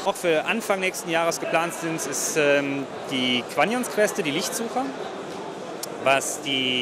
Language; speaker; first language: German; native; German